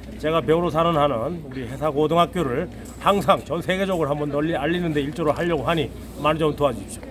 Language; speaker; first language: Korean; native; Korean